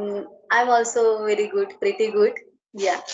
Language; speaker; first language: English; non-native, learner; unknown